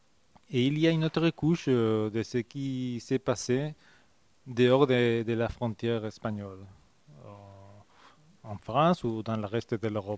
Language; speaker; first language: French; non-native, fluent; Spanish